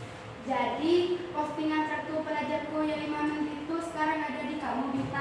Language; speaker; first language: Indonesian; native; Indonesian